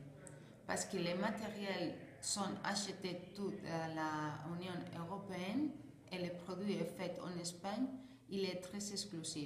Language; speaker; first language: French; non-native, learner; Spanish